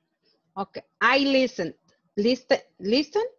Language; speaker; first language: English; non-native, learner; Spanish